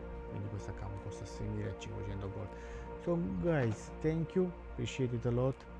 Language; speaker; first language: English; non-native, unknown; Italian